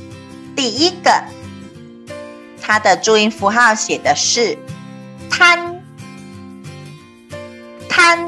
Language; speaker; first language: Chinese; native; Chinese